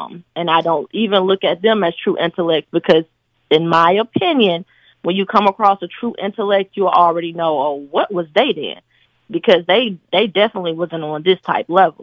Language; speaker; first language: English; native; English